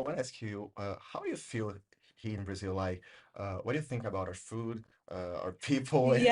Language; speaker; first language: English; non-native, learner; Portuguese